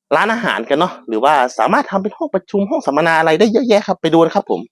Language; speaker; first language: Thai; native; Thai